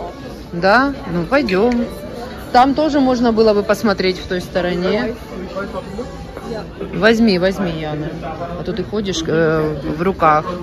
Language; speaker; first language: Russian; native; Russian